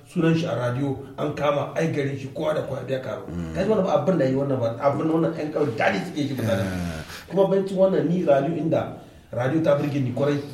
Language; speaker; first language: Hausa; native; Hausa